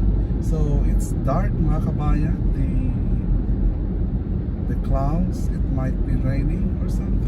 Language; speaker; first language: English; non-native, local second language; Filipino